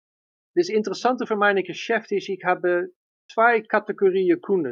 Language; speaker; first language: German; non-native, learner; Dutch